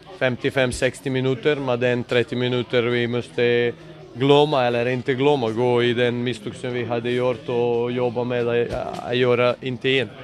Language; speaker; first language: Swedish; non-native, fluent; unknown